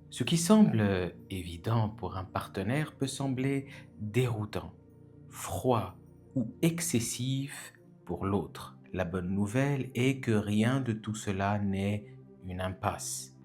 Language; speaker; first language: French; native; French